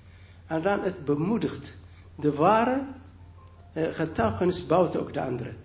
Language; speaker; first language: Dutch; non-native, learner; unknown